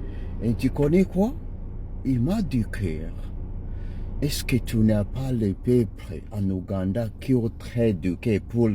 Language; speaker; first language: French; non-native, learner; Ganda